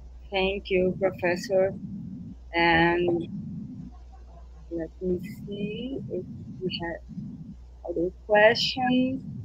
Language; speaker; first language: English; non-native, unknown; Portuguese